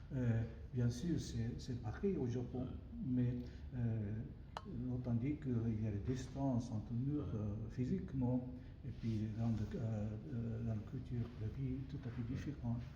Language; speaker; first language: French; non-native, learner; Japanese